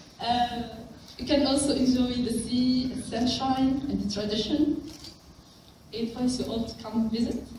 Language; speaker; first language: English; non-native, local second language; Arabic